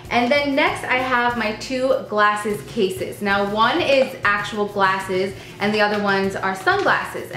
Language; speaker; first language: English; native; English